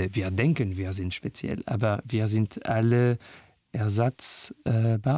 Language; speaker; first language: German; non-native, learner; French